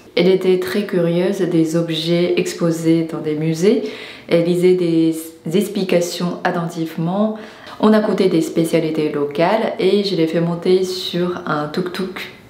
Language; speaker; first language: French; non-native, fluent; Chinese